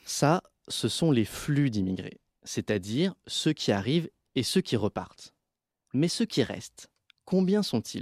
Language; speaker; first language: French; native; French